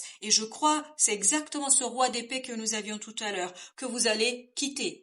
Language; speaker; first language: French; native; French